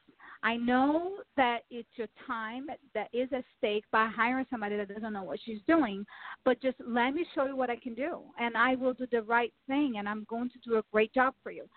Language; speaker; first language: English; non-native, fluent; Portuguese